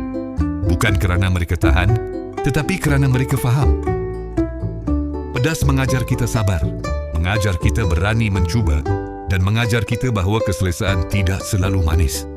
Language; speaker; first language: Malay; native; Malay